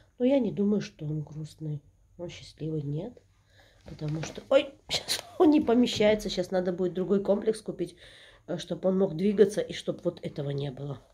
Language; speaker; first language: Russian; native; Russian